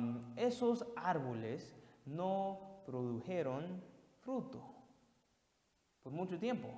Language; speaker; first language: Spanish; non-native, fluent; English